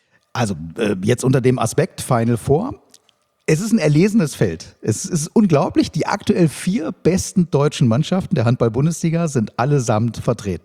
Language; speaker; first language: German; native; German